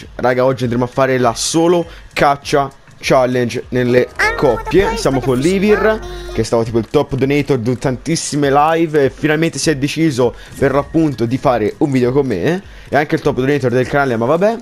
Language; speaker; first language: Italian; native; Italian